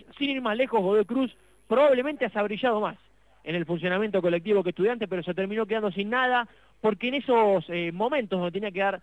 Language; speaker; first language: Spanish; native; Spanish